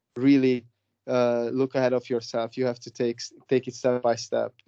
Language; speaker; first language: English; non-native, fluent; Hungarian